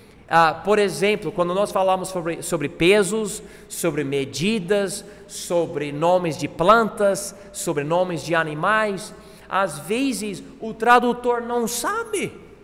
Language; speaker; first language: Portuguese; non-native, fluent; English